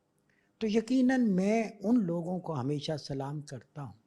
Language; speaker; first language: Urdu; native; Urdu